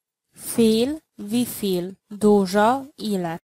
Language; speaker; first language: German; non-native, fluent; Polish